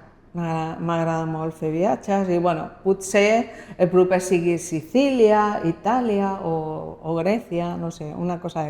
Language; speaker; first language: Catalan; non-native, local second language; Spanish